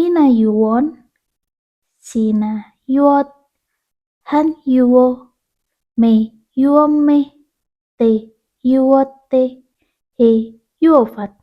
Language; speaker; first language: Finnish; non-native, learner; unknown